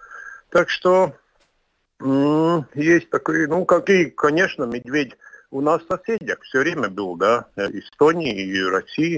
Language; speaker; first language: Russian; non-native, local second language; Latvian